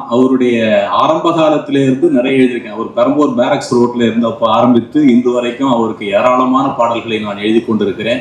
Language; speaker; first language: Tamil; native; Tamil